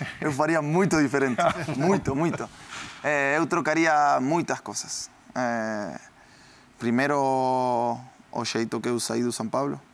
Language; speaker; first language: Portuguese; non-native, learner; Spanish